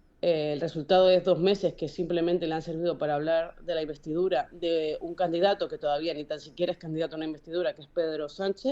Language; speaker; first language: Spanish; native; Spanish